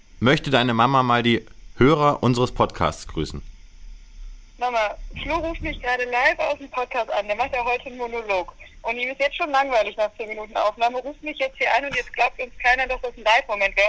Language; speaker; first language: German; native; German